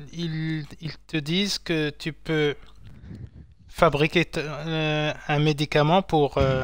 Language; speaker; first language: French; non-native, local second language; Arabic